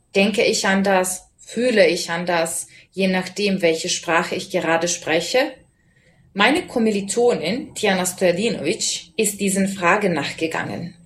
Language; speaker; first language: German; non-native, fluent; Serbian